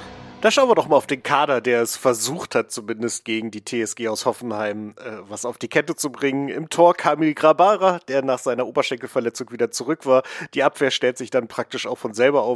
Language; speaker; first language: German; native; German